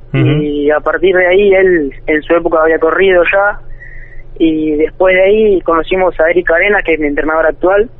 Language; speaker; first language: Spanish; native; Spanish